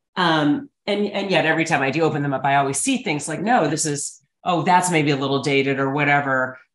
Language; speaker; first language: English; native; English